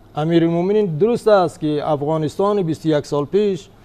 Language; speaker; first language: Persian; native; Persian